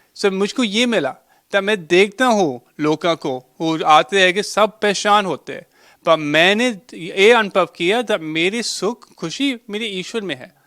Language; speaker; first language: Hindi; early bilingual, heritage; Hindi